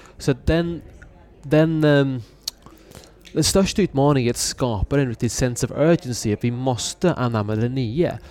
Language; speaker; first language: Swedish; non-native, fluent; English